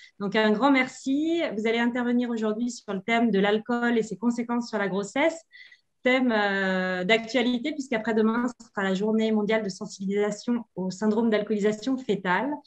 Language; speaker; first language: French; native; French